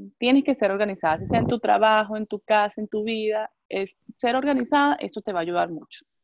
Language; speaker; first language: Spanish; native; Spanish